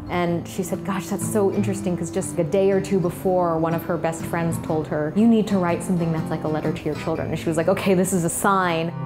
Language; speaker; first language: English; native; English